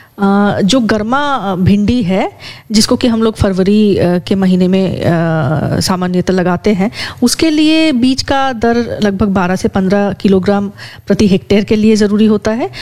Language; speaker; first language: Hindi; native; Hindi